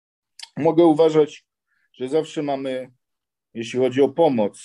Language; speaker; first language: Polish; early bilingual, heritage; Polish